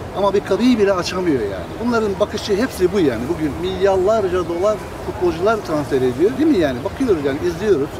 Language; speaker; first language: Turkish; native; Turkish